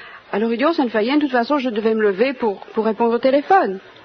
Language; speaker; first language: French; native; French